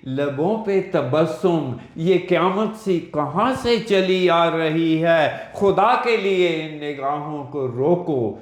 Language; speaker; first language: Urdu; non-native, local second language; Punjabi